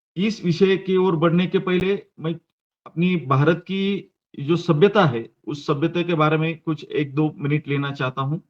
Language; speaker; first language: Hindi; non-native, local second language; Marathi